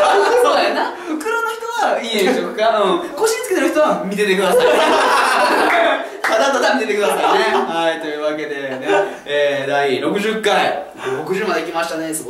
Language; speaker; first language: Japanese; native; Japanese